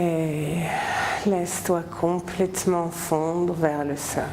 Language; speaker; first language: French; native; French